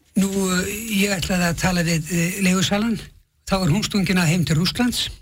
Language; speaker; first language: Icelandic; native; Icelandic